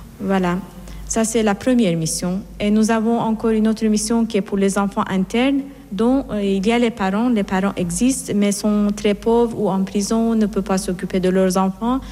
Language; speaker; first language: French; non-native, fluent; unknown